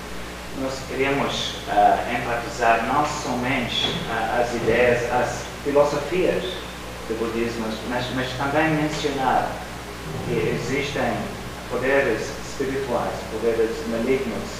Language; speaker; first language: Portuguese; non-native, fluent; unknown